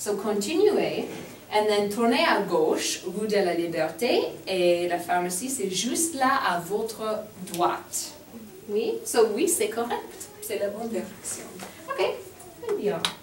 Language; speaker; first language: French; non-native, fluent; English